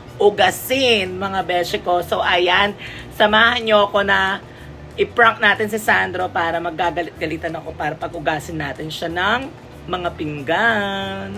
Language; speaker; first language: Filipino; native; Filipino